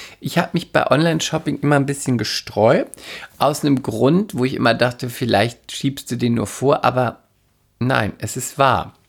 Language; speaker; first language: German; non-native, fluent; Spanish